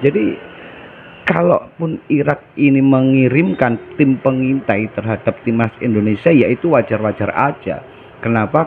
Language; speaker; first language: Indonesian; native; Indonesian